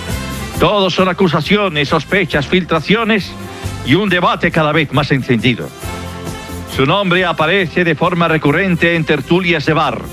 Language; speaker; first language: Spanish; native; Spanish